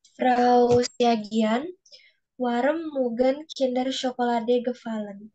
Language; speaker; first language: German; non-native, learner; Indonesian